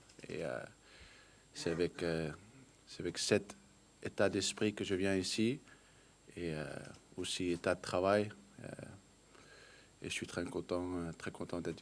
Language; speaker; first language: French; non-native, fluent; Danish